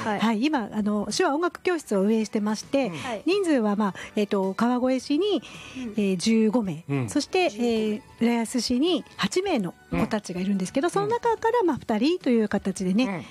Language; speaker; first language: Japanese; native; Japanese